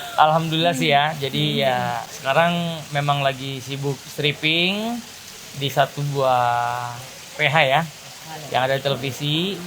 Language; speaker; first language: Indonesian; native; Indonesian